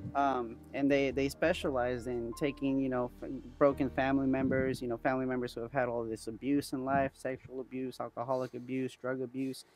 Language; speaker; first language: English; early bilingual, other home language; Spanish